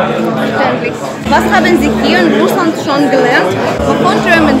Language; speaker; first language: German; non-native, fluent; Russian